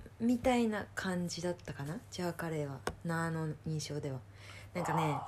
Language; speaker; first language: Japanese; native; Japanese